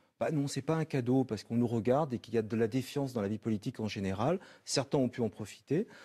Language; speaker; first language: French; native; French